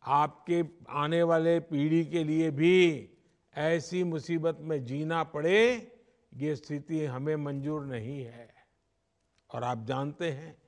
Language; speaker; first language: Hindi; non-native, local second language; Gujarati